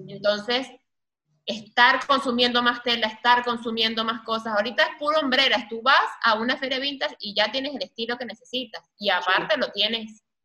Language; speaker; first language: Spanish; native; Spanish